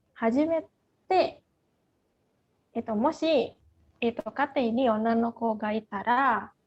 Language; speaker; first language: Japanese; non-native, fluent; Indonesian